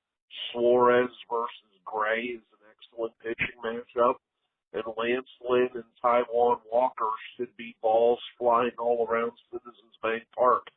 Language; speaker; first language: English; native; English